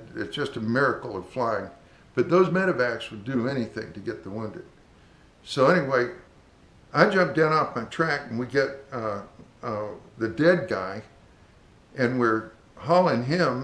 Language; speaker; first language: English; native; English